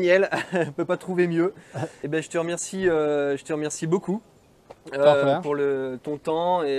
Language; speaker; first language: French; native; French